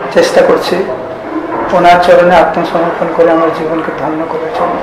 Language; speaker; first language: Bangla; native; Bangla